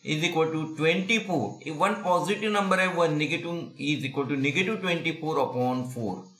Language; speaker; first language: Hindi; non-native, local second language; Marathi